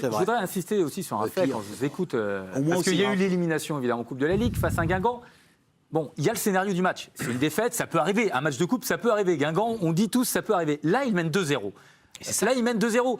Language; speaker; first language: French; native; French